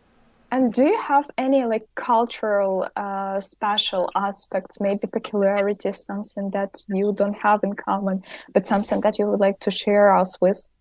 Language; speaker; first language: English; non-native, fluent; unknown